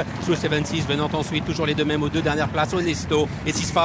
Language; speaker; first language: French; native; French